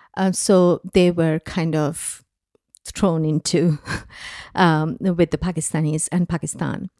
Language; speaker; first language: English; non-native, local second language; Bangla